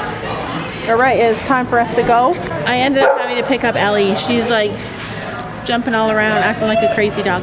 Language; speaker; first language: English; native; English